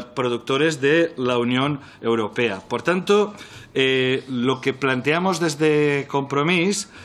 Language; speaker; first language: Spanish; native; Spanish